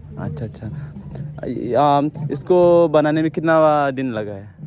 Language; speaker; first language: Hindi; non-native, local second language; Karbi